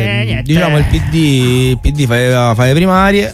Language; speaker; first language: Italian; native; Italian